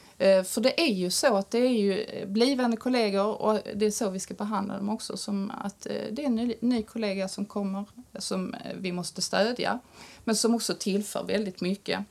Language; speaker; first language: Swedish; native; Swedish